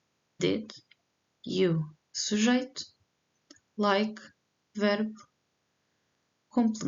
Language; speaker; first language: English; non-native, fluent; Portuguese